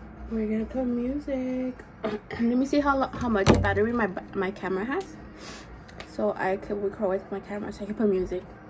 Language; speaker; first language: English; early bilingual, other home language; Spanish